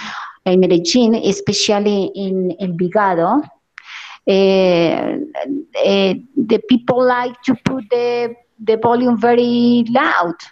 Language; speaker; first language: English; non-native, learner; Spanish